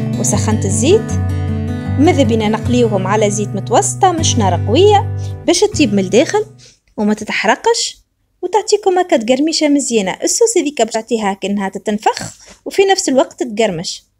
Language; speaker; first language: Arabic; native; Arabic